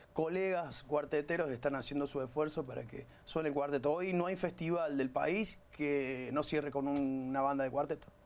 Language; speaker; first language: Spanish; native; Spanish